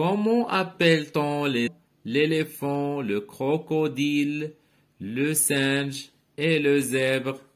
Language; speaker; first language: French; non-native, local second language; Arabic